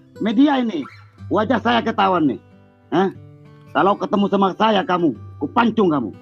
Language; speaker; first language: Indonesian; non-native, local second language; Madurese